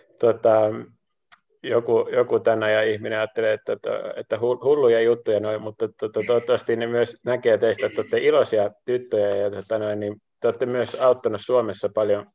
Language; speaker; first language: Finnish; native; Finnish